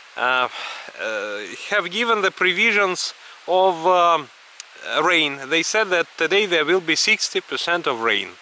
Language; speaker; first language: English; non-native, fluent; Russian